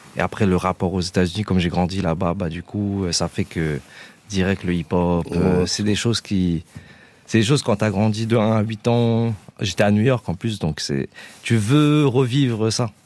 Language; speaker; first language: French; native; French